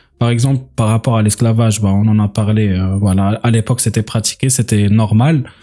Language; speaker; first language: French; native; French